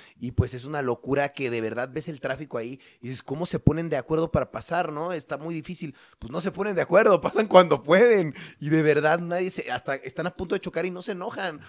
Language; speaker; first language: Spanish; native; Spanish